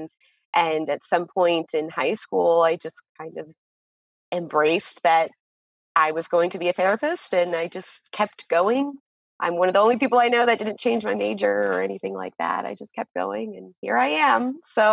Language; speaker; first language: English; native; English